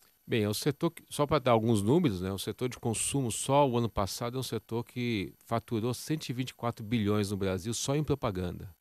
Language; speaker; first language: Portuguese; native; Portuguese